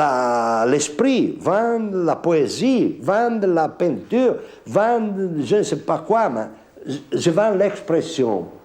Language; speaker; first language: French; non-native, fluent; Italian